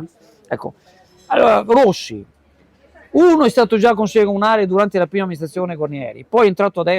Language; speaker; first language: Italian; native; Italian